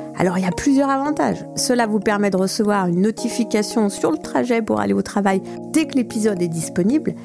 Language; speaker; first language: French; native; French